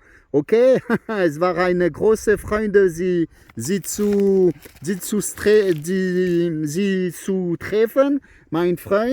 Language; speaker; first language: German; non-native, learner; French